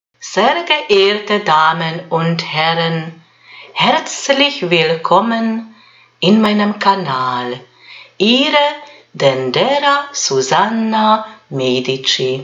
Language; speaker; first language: German; non-native, fluent; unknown